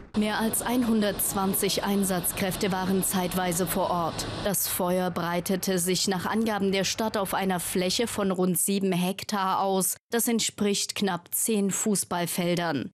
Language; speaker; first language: German; native; German